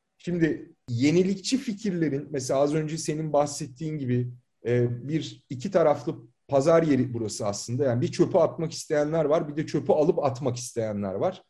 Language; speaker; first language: Turkish; native; Turkish